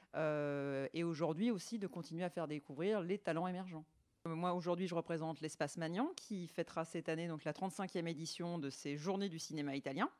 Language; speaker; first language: French; native; French